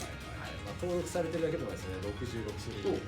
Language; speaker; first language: Japanese; native; Japanese